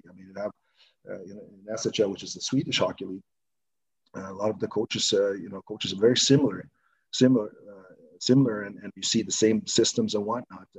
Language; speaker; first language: English; non-native, fluent; Swedish